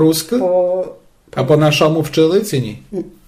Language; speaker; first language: Polish; non-native, local second language; Rusyn